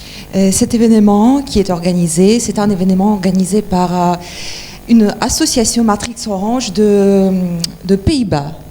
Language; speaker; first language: French; non-native, fluent; Ukrainian